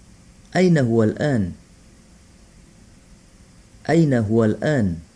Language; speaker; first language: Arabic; non-native, local second language; Indonesian